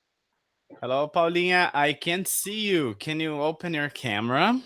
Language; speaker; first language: English; non-native, fluent; Portuguese